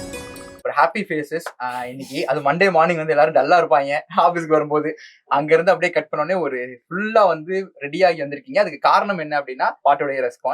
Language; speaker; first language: Tamil; native; Tamil